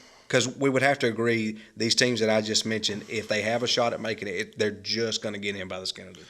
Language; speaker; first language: English; native; English